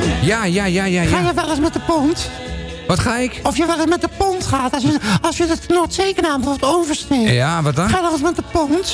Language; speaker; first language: Dutch; native; Dutch